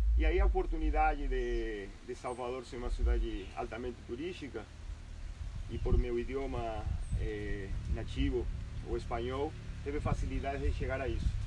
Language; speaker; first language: Portuguese; non-native, fluent; Spanish